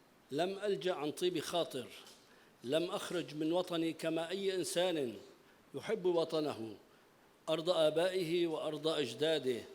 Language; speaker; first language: Arabic; native; Arabic